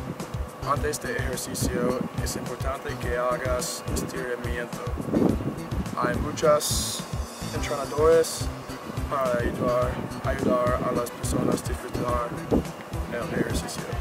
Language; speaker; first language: Spanish; non-native, learner; English